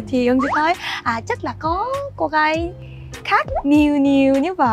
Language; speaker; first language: Vietnamese; non-native, learner; Korean